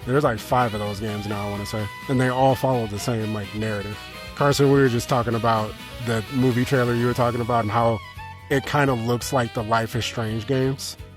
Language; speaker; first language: English; native; English